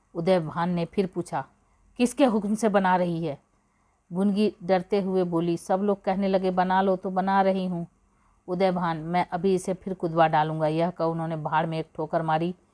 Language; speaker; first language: Hindi; native; Hindi